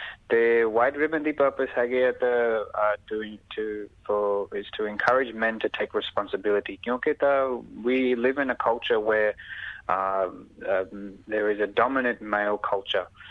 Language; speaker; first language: English; early bilingual, other home language; Punjabi